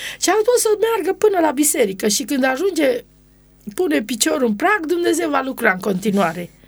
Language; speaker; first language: Romanian; non-native, local second language; Romany